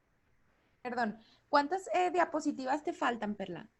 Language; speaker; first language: Spanish; native; Spanish